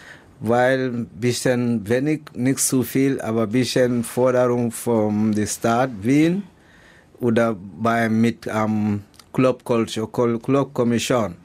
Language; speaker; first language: German; non-native, learner; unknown